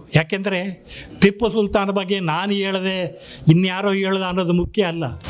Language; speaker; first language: Kannada; native; Kannada